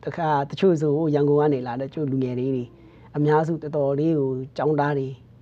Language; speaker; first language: Burmese; non-native, local second language; Kachin